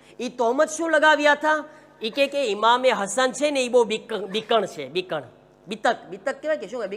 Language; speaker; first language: Gujarati; early bilingual, heritage; Gujarati